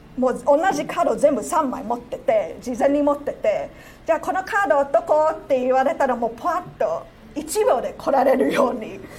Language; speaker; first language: Japanese; non-native, fluent; Cantonese